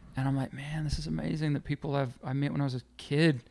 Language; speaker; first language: English; native; English